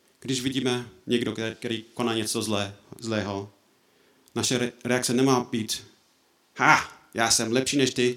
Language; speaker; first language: Czech; non-native, fluent; English